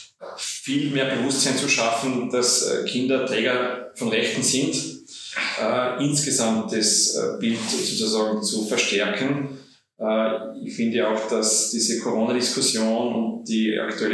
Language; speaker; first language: German; native; German